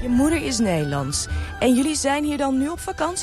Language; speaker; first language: Dutch; native; Dutch